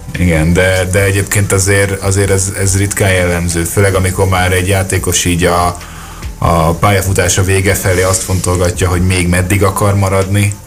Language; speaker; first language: Hungarian; native; Hungarian